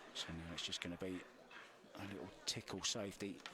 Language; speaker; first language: English; native; English